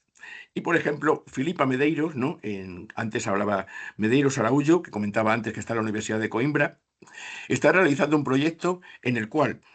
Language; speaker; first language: Spanish; native; Spanish